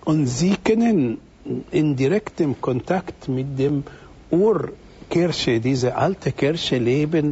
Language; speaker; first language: German; non-native, fluent; Arabic